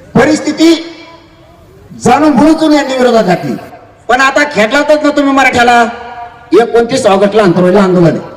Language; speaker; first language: Marathi; native; Marathi